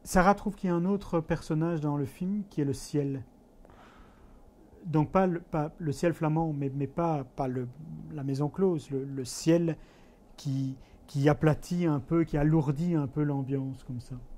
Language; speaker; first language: French; native; French